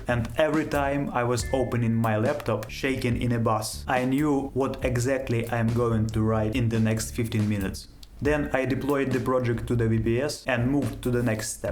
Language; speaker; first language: English; non-native, fluent; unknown